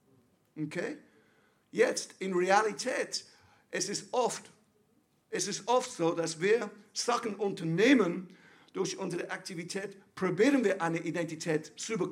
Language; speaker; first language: German; non-native, fluent; English